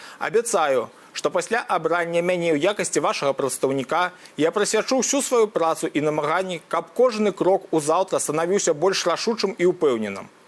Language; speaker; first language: Belarusian; native; Belarusian